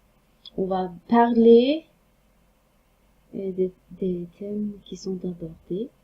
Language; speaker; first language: French; non-native, fluent; Norwegian